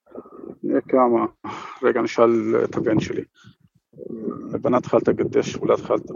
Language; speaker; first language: Hebrew; non-native, fluent; Arabic